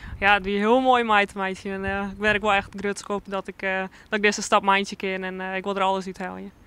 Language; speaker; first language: Dutch; non-native, local second language; Western Frisian